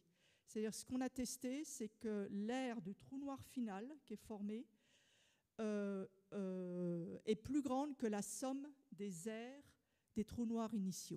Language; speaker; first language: French; native; French